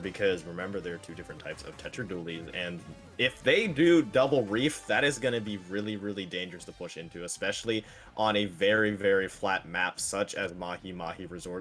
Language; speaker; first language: English; native; English